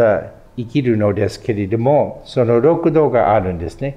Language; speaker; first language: Japanese; non-native, fluent; English